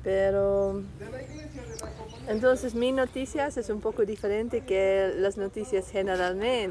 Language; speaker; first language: Spanish; non-native, learner; Dutch